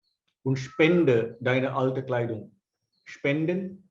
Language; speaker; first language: German; non-native, fluent; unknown